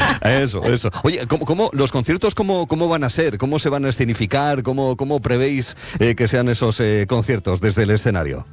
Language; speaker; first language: Spanish; native; Spanish